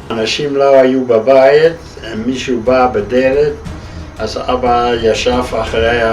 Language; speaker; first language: Hebrew; non-native, fluent; Dutch